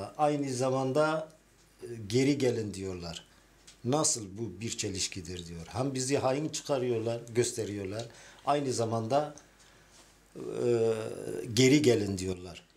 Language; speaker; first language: Turkish; non-native, local second language; Turoyo